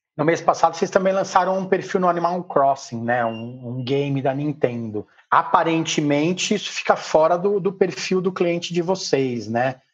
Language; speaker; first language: Portuguese; native; Portuguese